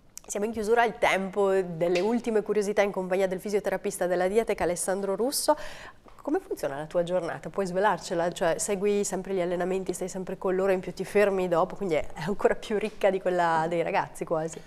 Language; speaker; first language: Italian; native; Italian